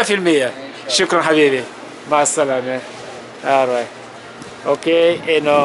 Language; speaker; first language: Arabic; non-native, learner; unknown